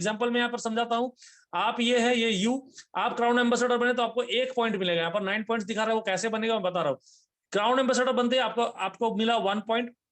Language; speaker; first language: Hindi; non-native, local second language; Nepali